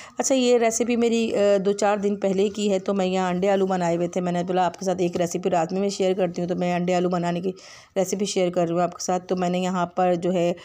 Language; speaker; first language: Urdu; native; Urdu